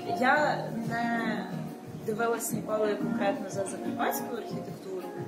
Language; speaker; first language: Ukrainian; native; Ukrainian